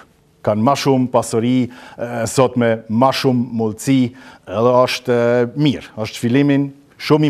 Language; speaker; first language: Albanian; non-native, learner; German